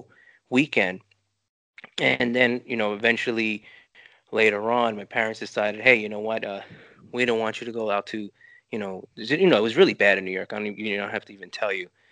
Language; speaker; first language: English; early bilingual, other home language; Spanish